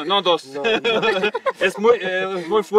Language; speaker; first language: Spanish; non-native, learner; Serbian